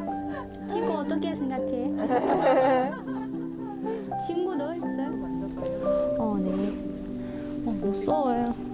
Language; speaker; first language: Korean; non-native, fluent; Russian